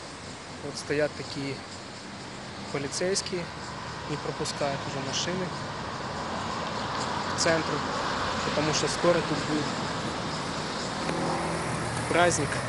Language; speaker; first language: Russian; native; Russian